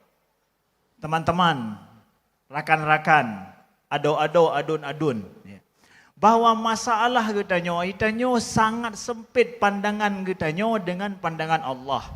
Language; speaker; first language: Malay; non-native, local second language; Achinese